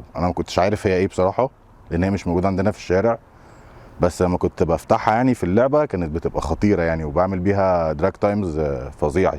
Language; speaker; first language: Arabic; native; Arabic